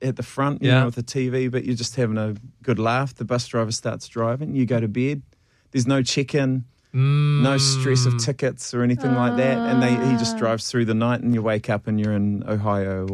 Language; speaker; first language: English; native; English